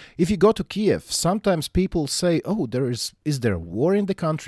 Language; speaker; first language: English; non-native, fluent; Latvian